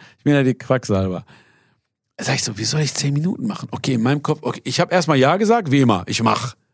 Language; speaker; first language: German; early bilingual, other home language; Persian